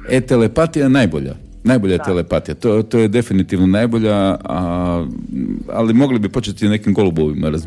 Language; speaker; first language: Serbian; native; Serbian